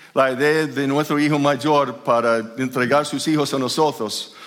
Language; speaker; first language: Spanish; non-native, fluent; English